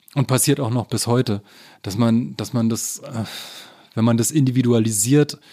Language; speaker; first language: German; native; German